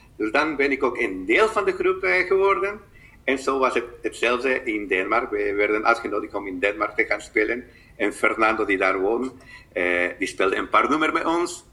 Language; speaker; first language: Dutch; non-native, fluent; Spanish